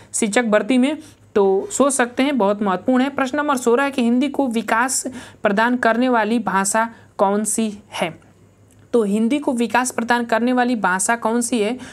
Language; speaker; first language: Hindi; native; Hindi